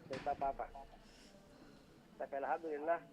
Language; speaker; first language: Indonesian; non-native, local second language; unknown